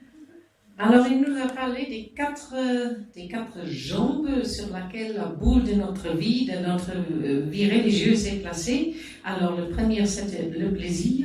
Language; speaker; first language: French; non-native, fluent; German